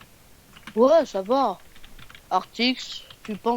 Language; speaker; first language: French; native; French